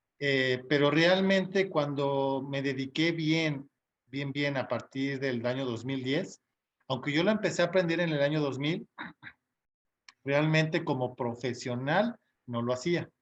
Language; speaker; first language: Spanish; native; Spanish